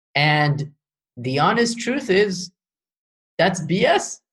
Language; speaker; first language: English; early bilingual, other home language; Arabic